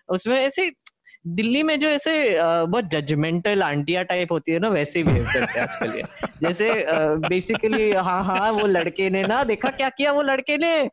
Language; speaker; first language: Hindi; non-native, local second language; Marathi